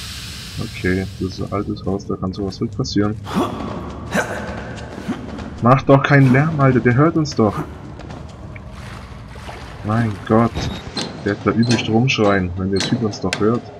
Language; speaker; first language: German; native; German